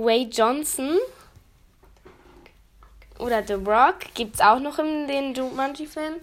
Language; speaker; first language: German; native; German